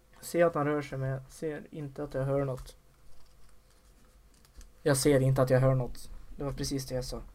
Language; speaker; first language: Swedish; native; Swedish